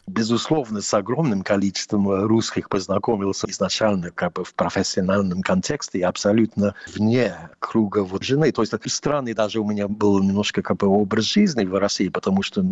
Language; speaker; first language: Russian; non-native, fluent; English